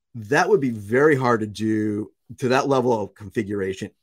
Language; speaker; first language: English; native; English